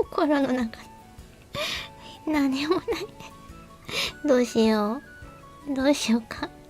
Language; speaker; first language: Japanese; native; Japanese